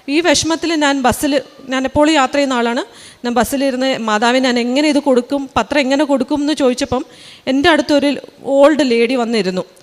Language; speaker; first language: Malayalam; early bilingual, heritage; Malayalam